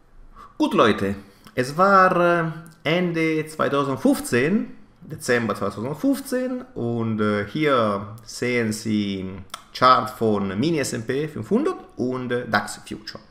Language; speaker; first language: German; non-native, fluent; Italian